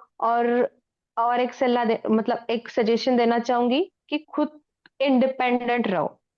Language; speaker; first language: Hindi; non-native, local second language; Marathi